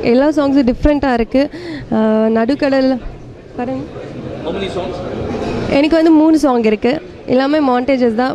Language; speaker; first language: Tamil; non-native, local second language; Kannada